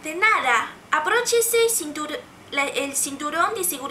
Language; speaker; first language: Spanish; non-native, fluent; Chinese